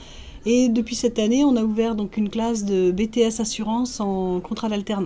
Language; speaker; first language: French; native; French